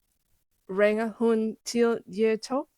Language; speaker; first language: Danish; non-native, learner; English